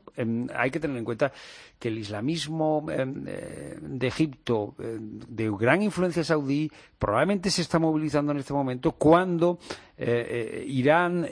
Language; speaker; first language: Spanish; native; Spanish